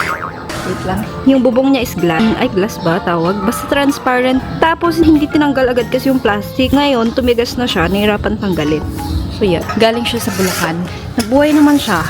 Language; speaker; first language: Filipino; native; Filipino